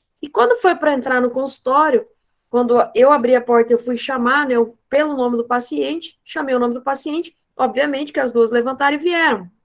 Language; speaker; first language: Portuguese; non-native, fluent; Spanish